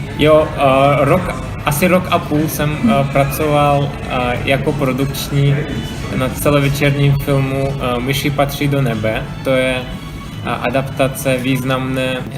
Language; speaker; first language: Czech; non-native, fluent; Azerbaijani